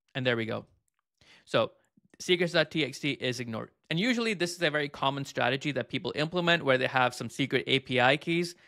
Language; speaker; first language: English; native; English